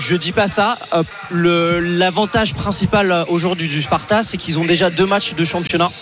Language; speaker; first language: French; native; French